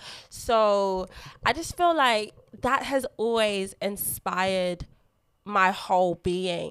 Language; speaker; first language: English; non-native, local second language; Lingala